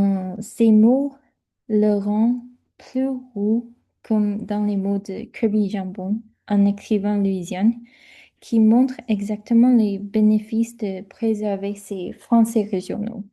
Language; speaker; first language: French; non-native, fluent; English